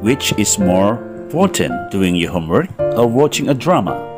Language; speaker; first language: English; non-native, fluent; Indonesian